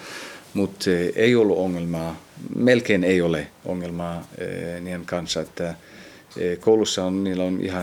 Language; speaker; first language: Finnish; early bilingual, heritage; Finnish